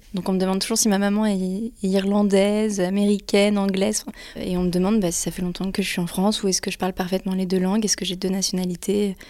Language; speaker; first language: French; native; French